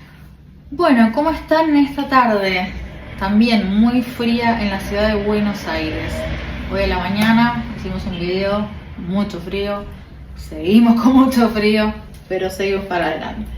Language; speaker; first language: Spanish; native; Spanish